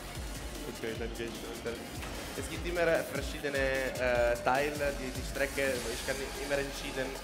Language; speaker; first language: German; non-native, fluent; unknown